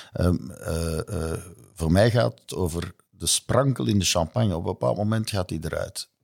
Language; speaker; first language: Dutch; native; Dutch